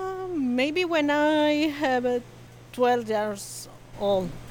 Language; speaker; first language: English; non-native, learner; Spanish